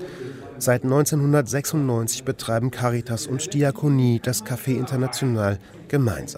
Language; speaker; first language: German; native; German